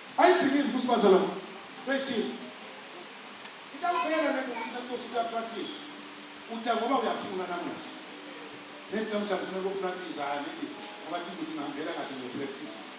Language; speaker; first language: Zulu; non-native, local second language; Swati